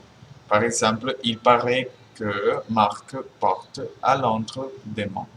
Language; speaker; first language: French; non-native, learner; Spanish